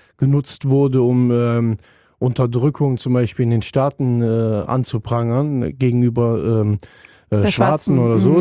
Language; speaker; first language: German; native; German